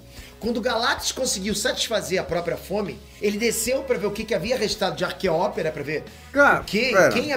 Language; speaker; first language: Portuguese; native; Portuguese